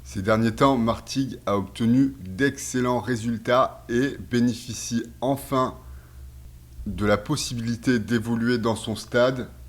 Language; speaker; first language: French; native; French